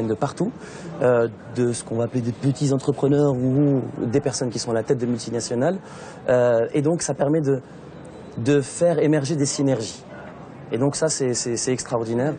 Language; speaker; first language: French; non-native, local second language; Arabic